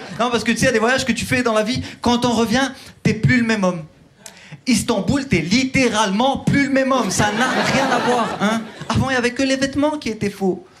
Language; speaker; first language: French; early bilingual, other home language; Turkish